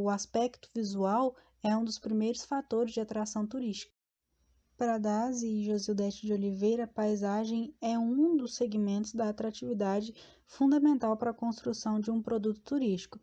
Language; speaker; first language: Portuguese; native; Portuguese